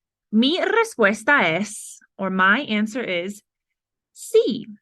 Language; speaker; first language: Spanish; non-native, fluent; English